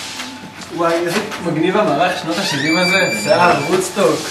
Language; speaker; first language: Hebrew; native; Hebrew